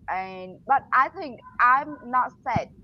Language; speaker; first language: English; non-native, learner; Vietnamese